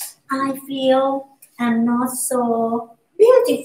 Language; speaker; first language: English; non-native, learner; Thai